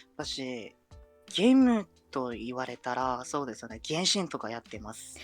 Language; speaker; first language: Japanese; non-native, fluent; Burmese